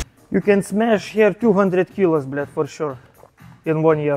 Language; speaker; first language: English; non-native, learner; Lithuanian